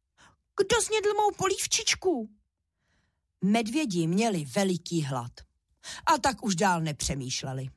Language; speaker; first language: Czech; native; Czech